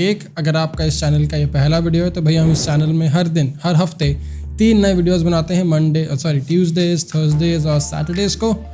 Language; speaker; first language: Hindi; non-native, local second language; Bangla